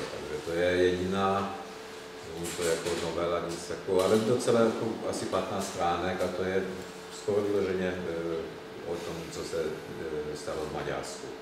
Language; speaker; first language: Czech; non-native, fluent; Hungarian